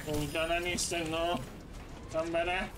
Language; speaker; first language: Japanese; non-native, fluent; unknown